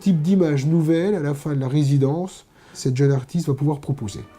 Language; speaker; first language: French; native; French